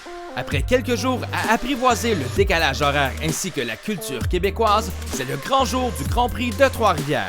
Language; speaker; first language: French; native; French